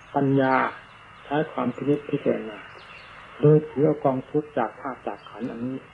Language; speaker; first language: Thai; native; Thai